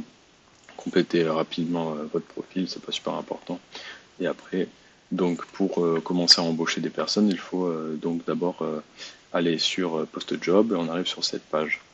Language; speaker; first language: French; native; French